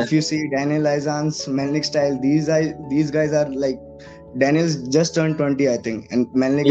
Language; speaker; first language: English; non-native, local second language; Hindi